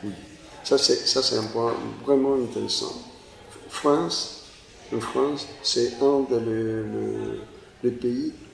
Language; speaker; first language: French; non-native, fluent; Spanish